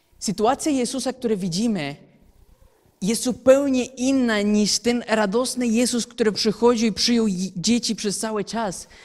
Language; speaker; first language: Polish; non-native, fluent; Spanish